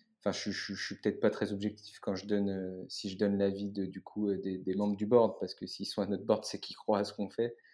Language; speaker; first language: French; native; French